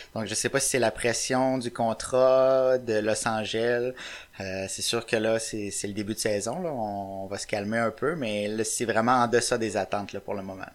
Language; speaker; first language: French; native; French